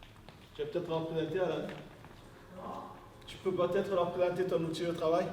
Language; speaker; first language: French; native; French